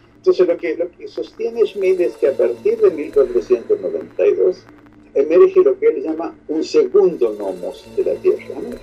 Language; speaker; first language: Spanish; native; Spanish